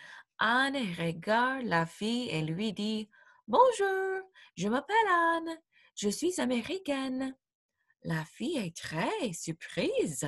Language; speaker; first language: French; non-native, fluent; English